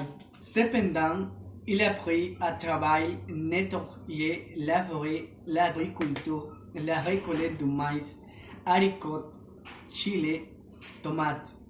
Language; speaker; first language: French; non-native, learner; Spanish